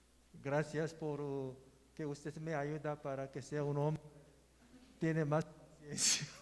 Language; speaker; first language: Spanish; non-native, learner; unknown